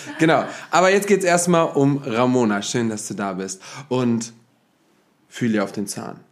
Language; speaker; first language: German; native; German